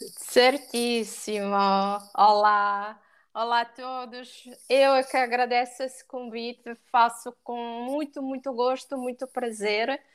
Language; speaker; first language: Portuguese; non-native, fluent; Italian